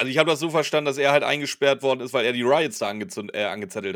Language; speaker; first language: German; native; German